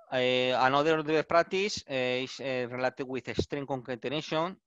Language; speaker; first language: English; non-native, learner; Spanish